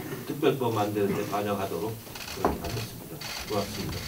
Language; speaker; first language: Korean; native; Korean